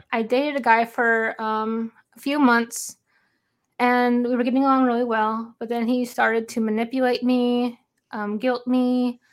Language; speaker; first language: English; native; English